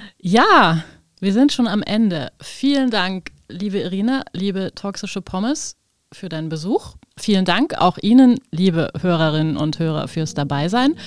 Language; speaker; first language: German; native; German